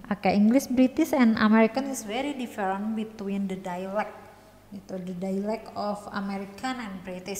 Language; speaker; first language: English; non-native, learner; Indonesian